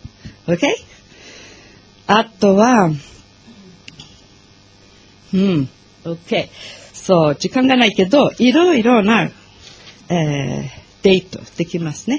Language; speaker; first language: Japanese; non-native, learner; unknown